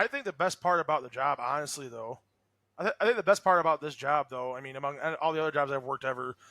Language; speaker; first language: English; native; English